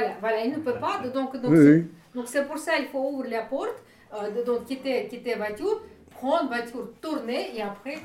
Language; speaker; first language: French; non-native, learner; Russian